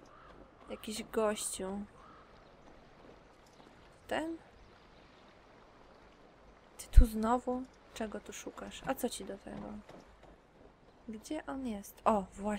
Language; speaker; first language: Polish; native; Polish